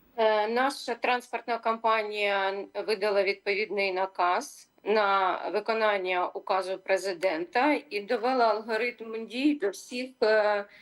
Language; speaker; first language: Ukrainian; native; Ukrainian